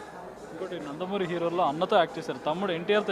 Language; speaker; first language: Telugu; native; Telugu